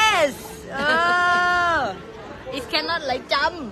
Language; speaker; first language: English; non-native, learner; Thai